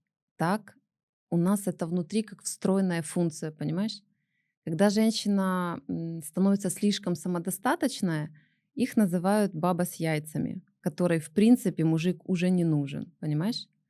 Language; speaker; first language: Russian; native; Russian